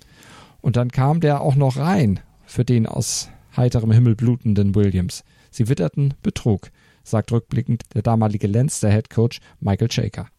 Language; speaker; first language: German; native; German